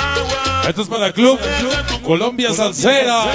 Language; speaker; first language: Spanish; native; Spanish